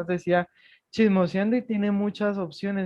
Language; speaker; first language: Spanish; native; Spanish